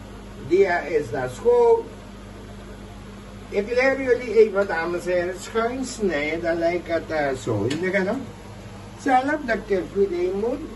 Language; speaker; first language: Dutch; non-native, local second language; Caribbean Hindustani